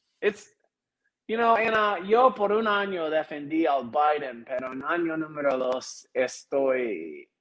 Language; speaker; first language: Spanish; non-native, learner; English